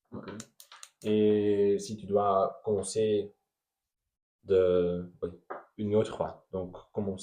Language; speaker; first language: French; non-native, learner; Dutch